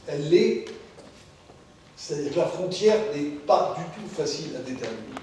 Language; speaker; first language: French; native; French